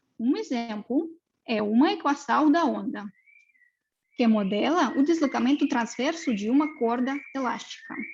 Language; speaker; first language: Portuguese; non-native, fluent; Russian